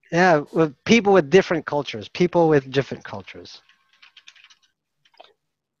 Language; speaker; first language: English; non-native, fluent; Filipino